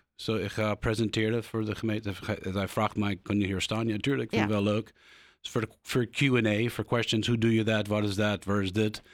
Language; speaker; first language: Dutch; non-native, learner; English